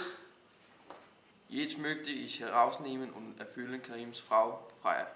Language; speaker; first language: German; non-native, learner; Danish